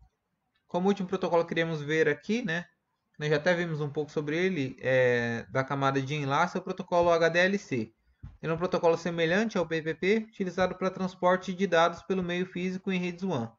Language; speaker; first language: Portuguese; native; Portuguese